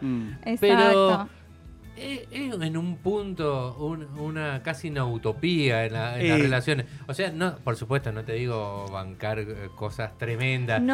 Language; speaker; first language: Spanish; native; Spanish